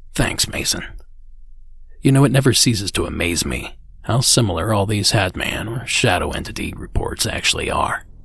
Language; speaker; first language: English; native; English